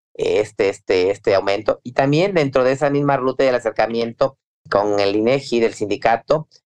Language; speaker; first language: Spanish; native; Spanish